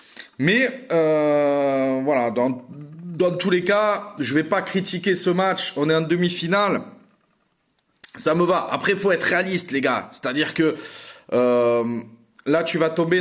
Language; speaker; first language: French; native; French